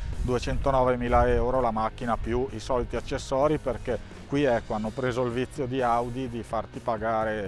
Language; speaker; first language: Italian; native; Italian